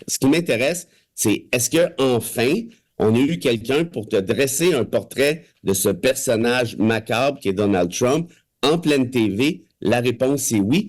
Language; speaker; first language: French; native; French